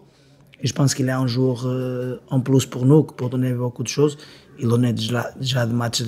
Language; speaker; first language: French; non-native, learner; Portuguese